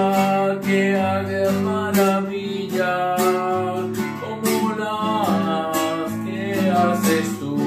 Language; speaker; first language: Spanish; native; Spanish